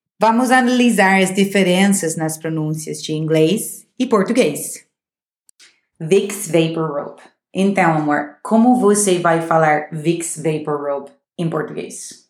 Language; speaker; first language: Portuguese; non-native, fluent; English